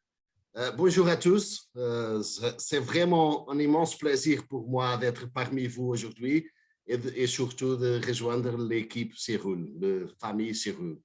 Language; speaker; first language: French; non-native, fluent; Portuguese